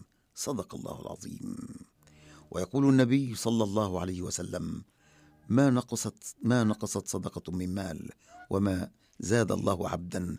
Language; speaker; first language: Arabic; native; Arabic